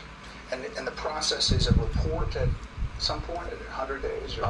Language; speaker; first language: English; native; English